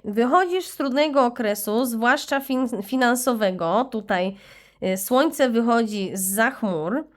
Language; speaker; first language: Polish; native; Polish